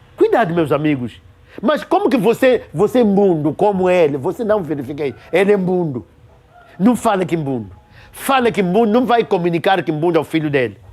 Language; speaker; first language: Portuguese; non-native, local second language; Kongo